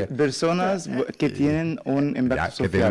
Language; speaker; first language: Spanish; non-native, learner; Arabic